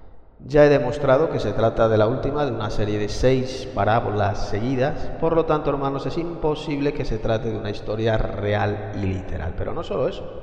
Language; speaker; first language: Spanish; native; Spanish